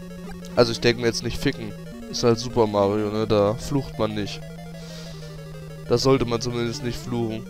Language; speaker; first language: German; native; German